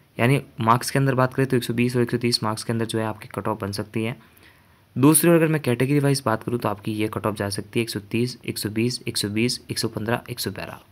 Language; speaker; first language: Hindi; native; Hindi